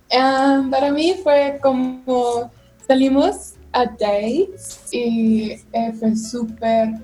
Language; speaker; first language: Spanish; non-native, learner; German